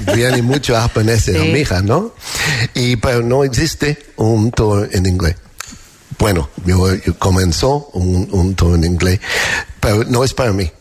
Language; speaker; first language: Spanish; non-native, fluent; English